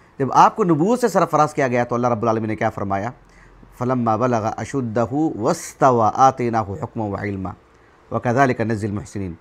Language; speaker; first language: Urdu; native; Urdu